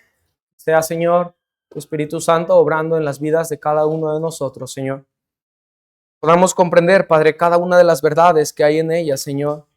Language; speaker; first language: Spanish; native; Spanish